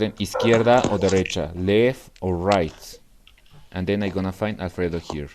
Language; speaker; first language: English; non-native, learner; Spanish